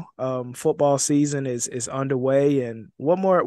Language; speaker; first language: English; native; English